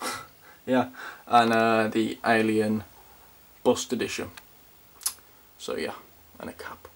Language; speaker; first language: English; native; English